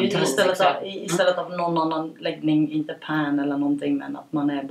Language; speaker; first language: Swedish; early bilingual, other home language; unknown